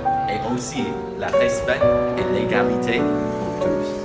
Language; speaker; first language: French; non-native, learner; English